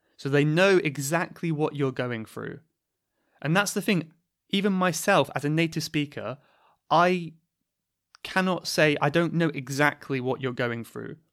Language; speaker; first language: English; native; English